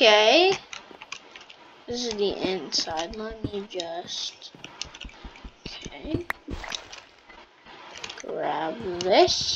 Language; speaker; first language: English; native; English